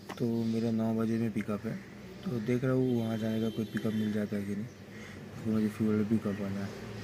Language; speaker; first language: Hindi; non-native, local second language; Bangla